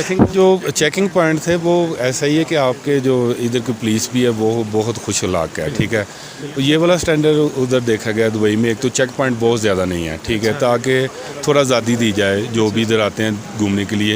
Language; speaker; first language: Hindi; non-native, local second language; Punjabi